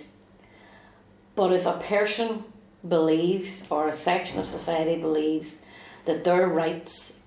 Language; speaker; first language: English; native; English